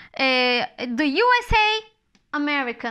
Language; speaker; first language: English; non-native, fluent; Turkish